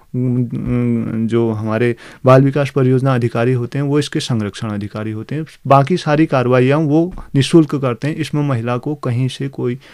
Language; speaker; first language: Hindi; native; Hindi